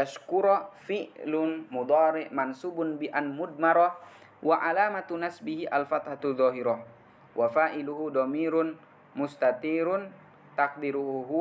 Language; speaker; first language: Arabic; non-native, fluent; Indonesian